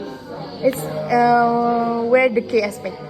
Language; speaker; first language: English; non-native, learner; Indonesian